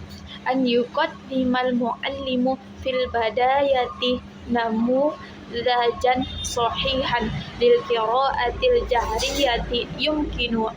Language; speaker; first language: Arabic; non-native, learner; Indonesian